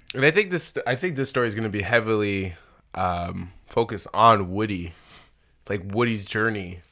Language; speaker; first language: English; early bilingual, other home language; Italian